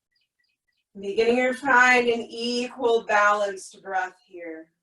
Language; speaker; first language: English; native; English